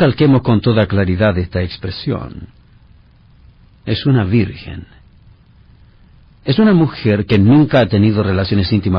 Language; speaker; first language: Spanish; native; Spanish